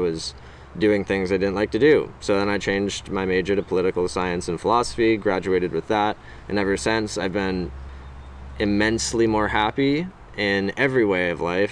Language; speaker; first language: English; native; English